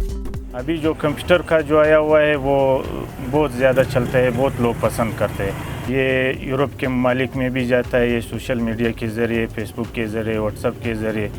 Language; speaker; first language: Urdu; non-native, local second language; Pashto